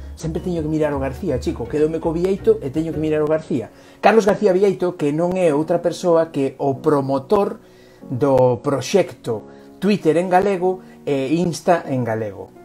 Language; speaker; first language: Galician; non-native, local second language; Spanish